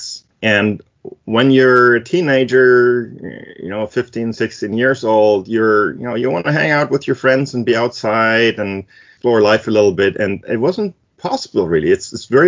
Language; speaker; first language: English; non-native, fluent; German